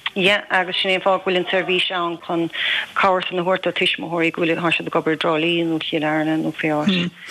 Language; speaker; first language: Irish; native; Irish